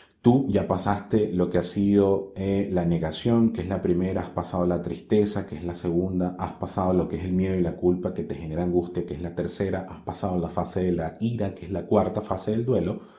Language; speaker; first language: Spanish; native; Spanish